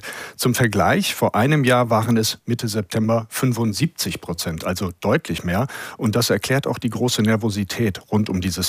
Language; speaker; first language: German; native; German